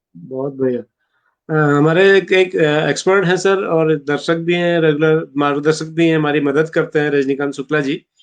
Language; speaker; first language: Hindi; native; Hindi